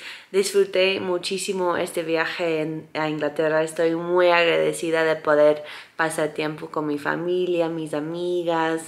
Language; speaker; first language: Spanish; non-native, fluent; English